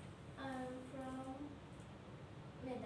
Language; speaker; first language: English; non-native, learner; Indonesian